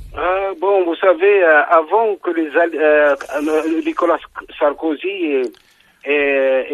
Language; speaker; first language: Italian; non-native, fluent; Arabic